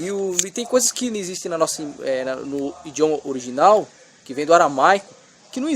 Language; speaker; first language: Portuguese; native; Portuguese